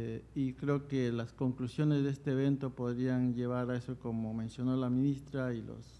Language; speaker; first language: Spanish; native; Spanish